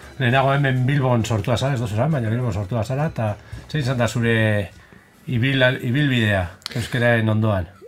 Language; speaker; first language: Basque; native; Basque